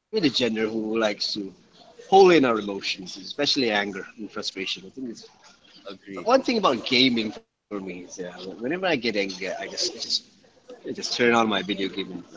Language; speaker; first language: English; non-native, local second language; Malay